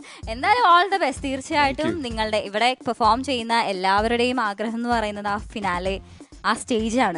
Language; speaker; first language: Malayalam; native; Malayalam